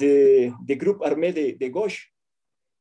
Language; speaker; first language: French; non-native, fluent; Spanish